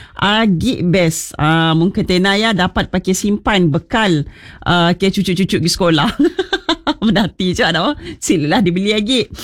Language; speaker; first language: Malay; native; Malay